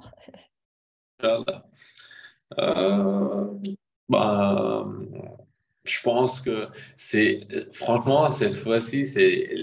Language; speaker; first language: French; non-native, fluent; Arabic